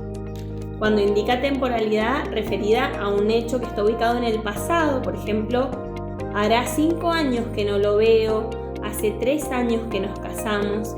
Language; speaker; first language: Spanish; native; Spanish